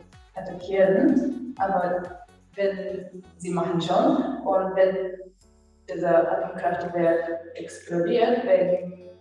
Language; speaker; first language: German; non-native, fluent; Japanese